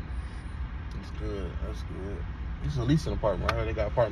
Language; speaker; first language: English; native; English